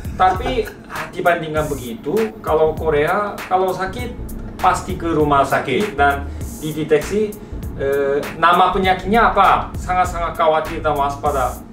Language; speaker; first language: Indonesian; non-native, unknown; Korean